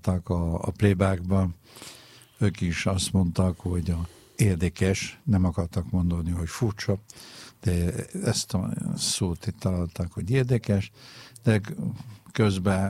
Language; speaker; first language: Hungarian; non-native, fluent; French